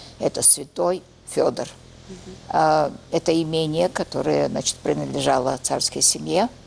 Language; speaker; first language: Russian; early bilingual, heritage; Russian